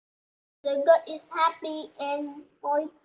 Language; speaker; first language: English; non-native, learner; Vietnamese